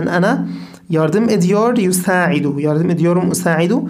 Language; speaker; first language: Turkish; non-native, fluent; Arabic